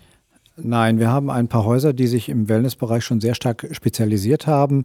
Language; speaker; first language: German; native; German